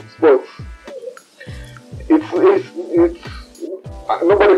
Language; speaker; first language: English; non-native, local second language; Yoruba